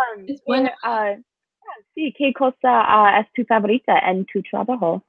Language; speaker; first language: Spanish; non-native, learner; English